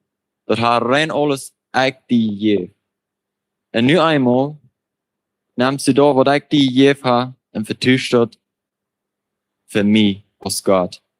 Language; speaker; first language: German; non-native, local second language; Plautdietsch